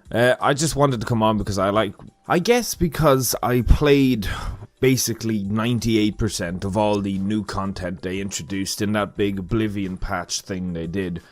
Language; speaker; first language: English; native; English